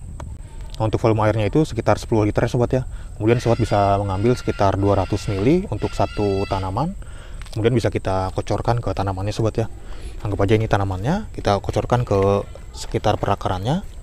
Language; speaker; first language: Indonesian; native; Indonesian